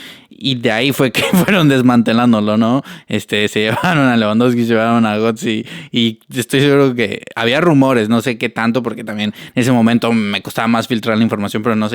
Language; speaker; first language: Spanish; native; Spanish